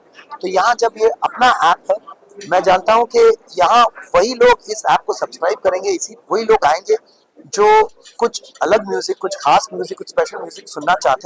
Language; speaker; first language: Hindi; native; Hindi